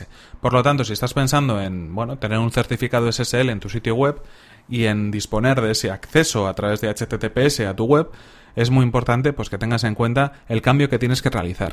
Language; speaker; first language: Spanish; native; Spanish